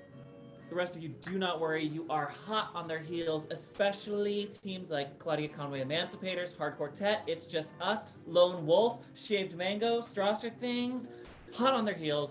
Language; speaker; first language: English; native; English